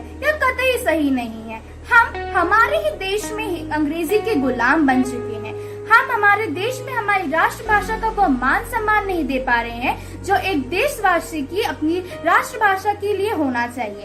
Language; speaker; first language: Hindi; native; Hindi